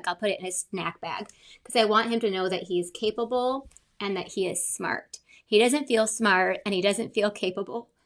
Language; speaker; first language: English; native; English